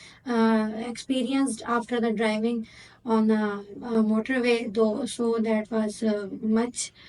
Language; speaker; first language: English; non-native, learner; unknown